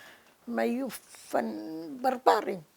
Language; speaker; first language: Hebrew; early bilingual, other home language; Arabic